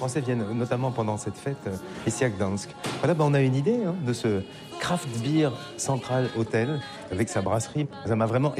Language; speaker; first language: French; native; French